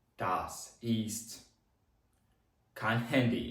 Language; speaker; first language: German; non-native, fluent; Ukrainian